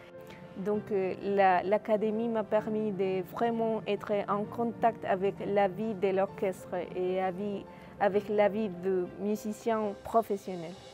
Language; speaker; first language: French; non-native, fluent; Spanish